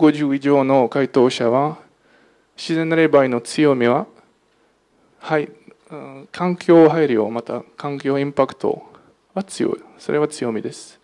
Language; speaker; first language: Japanese; non-native, fluent; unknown